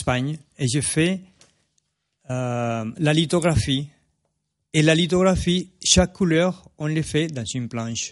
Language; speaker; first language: French; non-native, fluent; Spanish